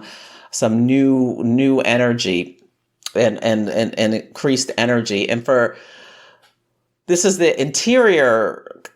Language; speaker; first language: English; native; English